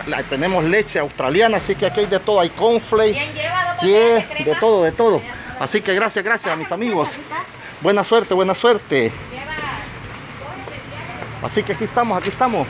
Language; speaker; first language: Spanish; native; Spanish